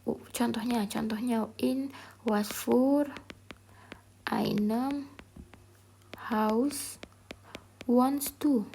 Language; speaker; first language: German; non-native, learner; Indonesian